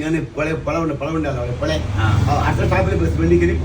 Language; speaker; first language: Malayalam; non-native, learner; Kannada